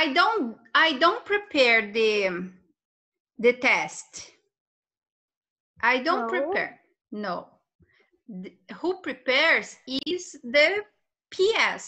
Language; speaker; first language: English; non-native, fluent; Portuguese